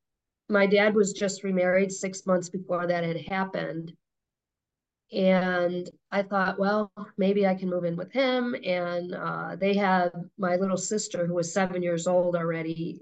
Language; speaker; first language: English; native; English